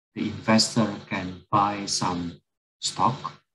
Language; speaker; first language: English; non-native, fluent; Indonesian